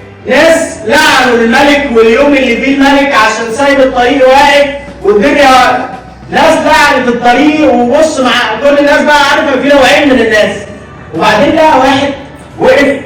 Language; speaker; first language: Arabic; native; Arabic